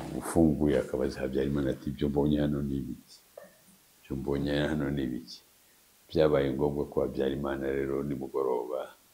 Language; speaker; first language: Kinyarwanda; early bilingual, heritage; Kinyarwanda